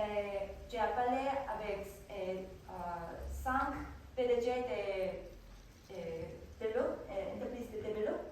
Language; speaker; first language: French; non-native, learner; Korean